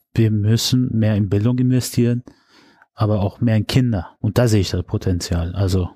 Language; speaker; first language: German; early bilingual, other home language; Turkish